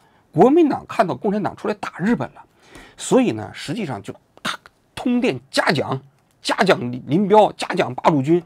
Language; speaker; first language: Chinese; native; Chinese